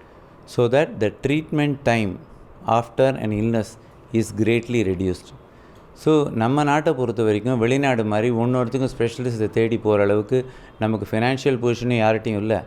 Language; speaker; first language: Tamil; native; Tamil